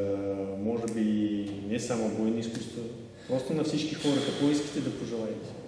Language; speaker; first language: Bulgarian; non-native, learner; Russian